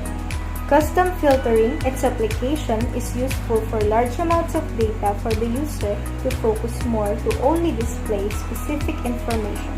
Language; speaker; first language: English; non-native, local second language; Filipino